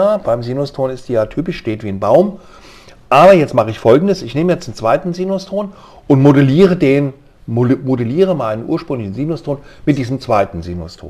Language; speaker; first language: German; native; German